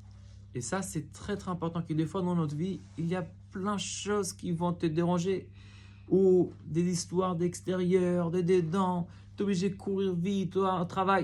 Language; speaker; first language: French; non-native, fluent; Hebrew